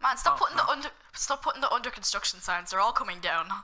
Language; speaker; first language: English; native; English